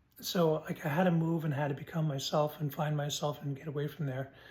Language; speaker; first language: English; native; English